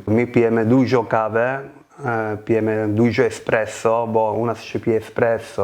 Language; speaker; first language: Polish; non-native, fluent; Italian